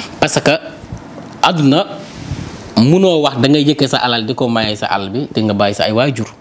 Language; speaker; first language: Wolof; non-native, local second language; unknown